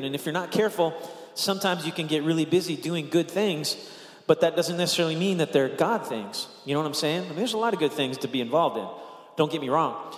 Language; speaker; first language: English; native; English